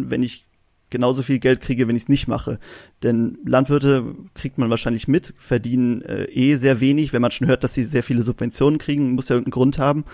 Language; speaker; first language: German; native; German